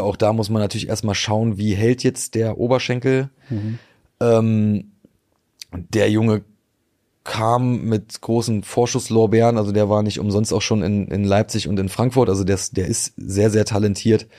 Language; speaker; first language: German; native; German